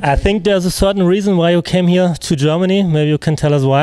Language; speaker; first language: English; non-native, fluent; German